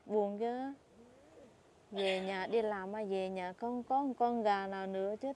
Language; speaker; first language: Vietnamese; non-native, local second language; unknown